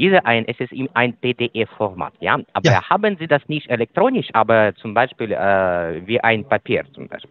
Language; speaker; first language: German; non-native, fluent; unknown